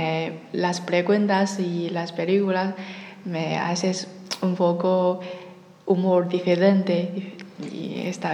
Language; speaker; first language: Spanish; non-native, learner; Chinese